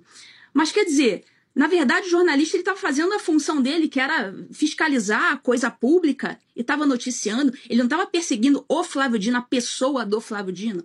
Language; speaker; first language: Portuguese; native; Portuguese